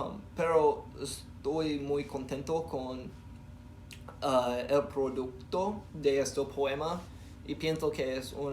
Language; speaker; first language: Spanish; non-native, learner; English